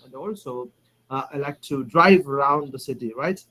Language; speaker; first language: English; non-native, local second language; Malayalam